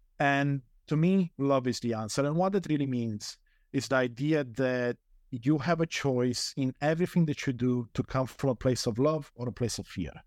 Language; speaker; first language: English; non-native, fluent; Romanian